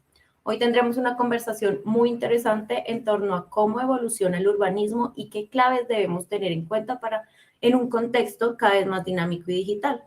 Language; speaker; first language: Spanish; native; Spanish